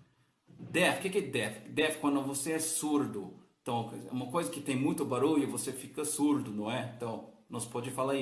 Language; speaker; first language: Portuguese; non-native, learner; English